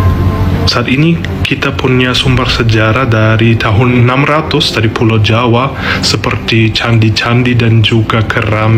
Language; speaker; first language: Indonesian; non-native, fluent; German